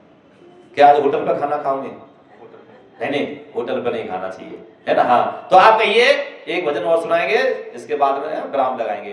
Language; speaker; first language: Hindi; native; Hindi